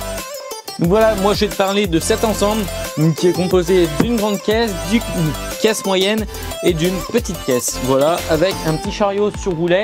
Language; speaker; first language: French; native; French